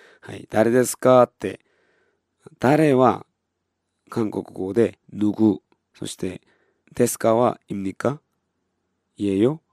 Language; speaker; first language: Japanese; non-native, fluent; Korean